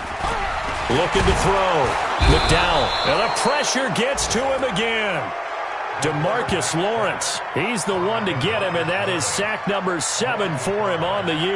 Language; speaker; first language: English; native; English